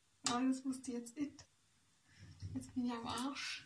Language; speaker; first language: German; native; German